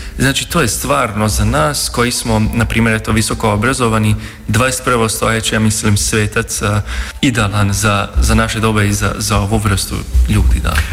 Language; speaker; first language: Croatian; non-native, local second language; Hungarian